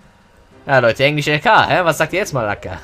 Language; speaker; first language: German; native; German